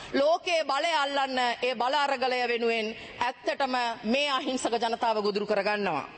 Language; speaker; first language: Sinhala; non-native, local second language; Tamil